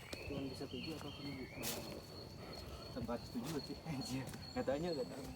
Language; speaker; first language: Indonesian; non-native, local second language; Sundanese